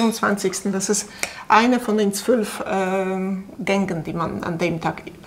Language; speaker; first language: German; non-native, fluent; Polish